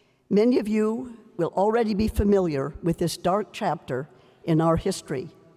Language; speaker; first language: English; native; English